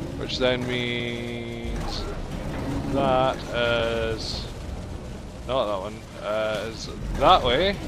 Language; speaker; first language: English; native; English